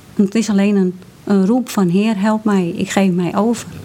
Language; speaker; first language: Dutch; native; Dutch